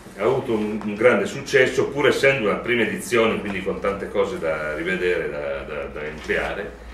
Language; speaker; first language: Italian; native; Italian